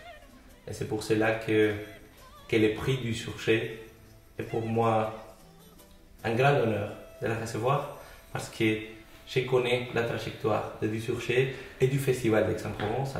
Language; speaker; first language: French; non-native, fluent; Spanish